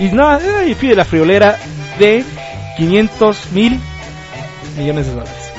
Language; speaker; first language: Spanish; native; Spanish